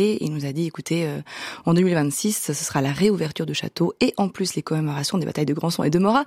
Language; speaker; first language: French; native; French